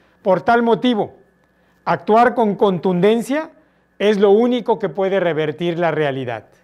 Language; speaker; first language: Spanish; native; Spanish